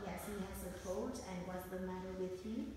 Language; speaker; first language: English; non-native, fluent; Vietnamese